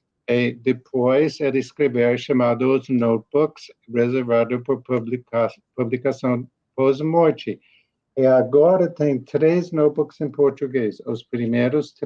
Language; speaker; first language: Portuguese; non-native, learner; English